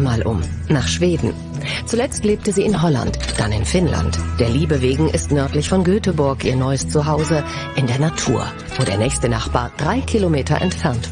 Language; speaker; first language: German; native; German